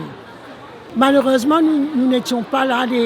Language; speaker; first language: French; non-native, local second language; Morisyen